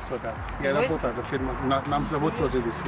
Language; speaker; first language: Russian; non-native, learner; Hindi